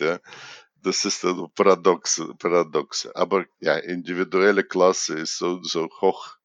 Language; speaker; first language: German; non-native, fluent; Russian